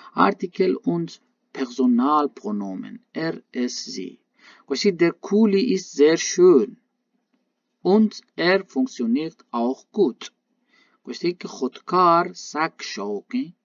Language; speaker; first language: German; non-native, learner; Baluchi